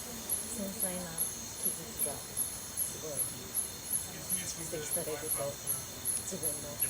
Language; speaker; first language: Japanese; native; Japanese